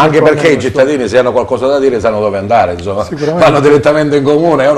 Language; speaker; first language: Italian; native; Italian